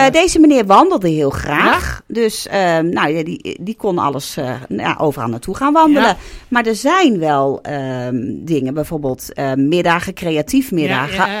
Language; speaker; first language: Dutch; native; Dutch